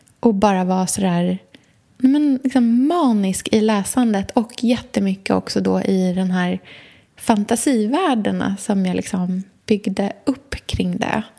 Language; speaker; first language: Swedish; native; Swedish